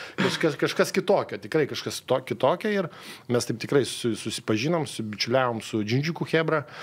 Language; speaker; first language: Lithuanian; native; Lithuanian